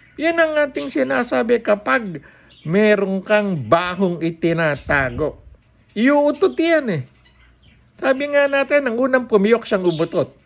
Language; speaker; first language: Filipino; native; Filipino